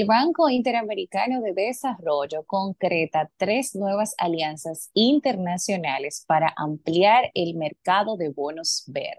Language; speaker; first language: Spanish; native; Spanish